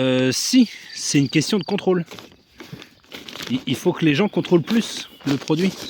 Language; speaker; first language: French; native; French